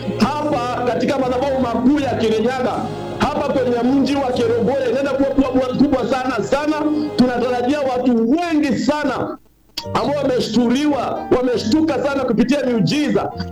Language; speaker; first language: Swahili; non-native, local second language; Kikuyu